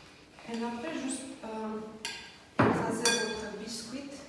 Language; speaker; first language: French; non-native, learner; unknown